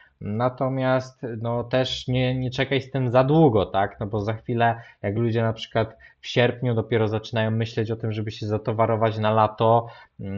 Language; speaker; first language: Polish; native; Polish